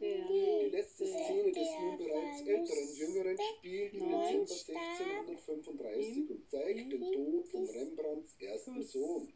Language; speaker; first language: German; native; German